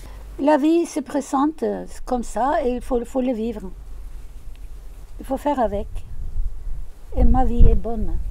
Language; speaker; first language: French; non-native, fluent; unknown